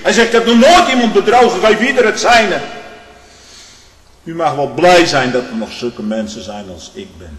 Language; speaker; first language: Dutch; native; Dutch